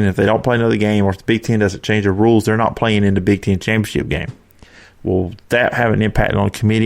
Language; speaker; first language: English; native; English